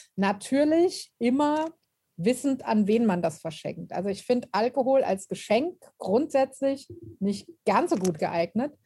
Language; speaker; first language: German; native; German